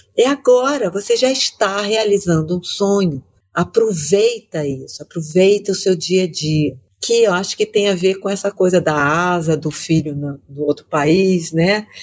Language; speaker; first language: Portuguese; native; Portuguese